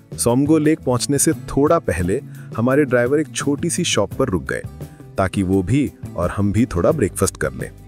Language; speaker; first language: Hindi; non-native, fluent; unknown